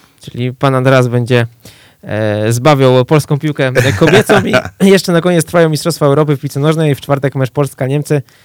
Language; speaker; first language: Polish; native; Polish